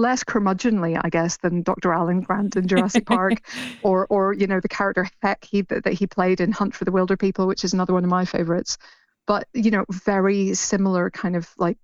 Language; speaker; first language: English; native; English